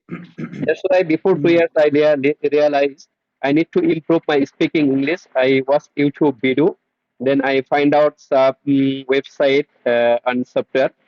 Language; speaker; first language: English; non-native, learner; Bangla